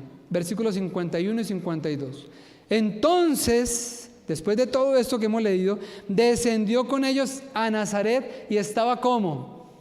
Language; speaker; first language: Spanish; native; Spanish